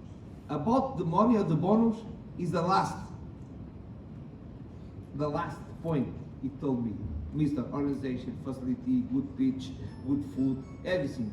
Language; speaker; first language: English; non-native, learner; Portuguese